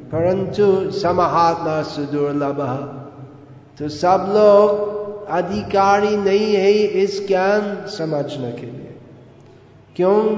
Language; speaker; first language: Hindi; non-native, fluent; English